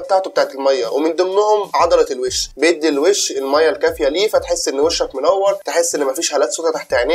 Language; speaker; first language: Arabic; native; Arabic